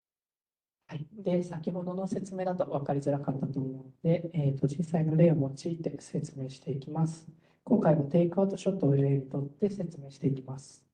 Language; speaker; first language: Japanese; native; Japanese